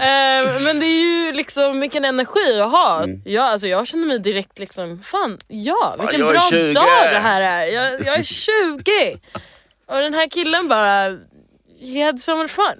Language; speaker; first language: Swedish; early bilingual, heritage; English